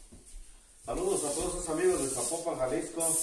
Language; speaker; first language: Spanish; native; Spanish